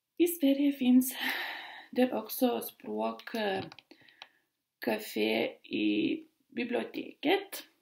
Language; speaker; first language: Swedish; non-native, learner; Lithuanian